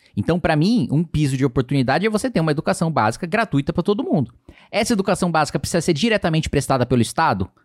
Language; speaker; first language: Portuguese; native; Portuguese